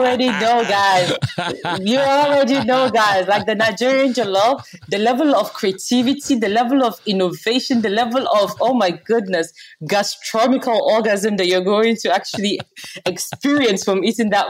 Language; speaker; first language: English; non-native, local second language; Hausa